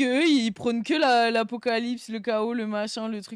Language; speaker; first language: French; native; French